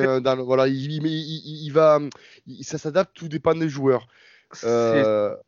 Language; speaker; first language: French; native; French